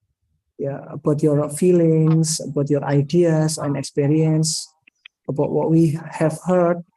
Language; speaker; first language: English; non-native, learner; Indonesian